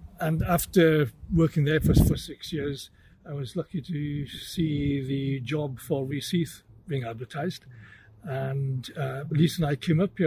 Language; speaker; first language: English; native; English